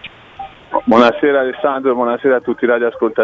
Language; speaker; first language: Italian; native; Italian